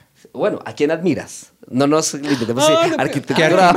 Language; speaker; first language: Spanish; native; Spanish